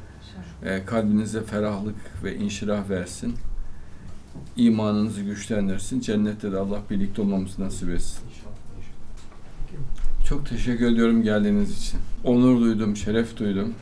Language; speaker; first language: Turkish; native; Turkish